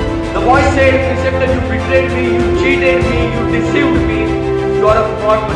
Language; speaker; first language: English; non-native, local second language; Marathi